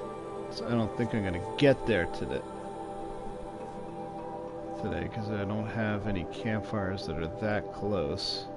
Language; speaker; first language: English; native; English